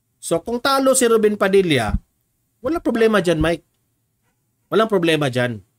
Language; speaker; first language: Filipino; non-native, local second language; Cebuano